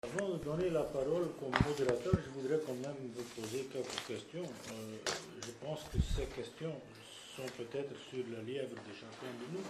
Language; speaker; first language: French; non-native, fluent; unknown